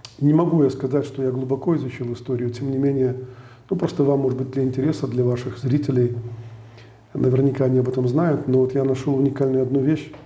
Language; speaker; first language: Russian; native; Russian